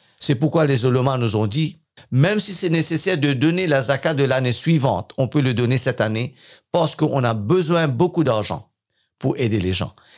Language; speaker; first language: French; non-native, fluent; English